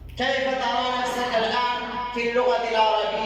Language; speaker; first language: Arabic; non-native, fluent; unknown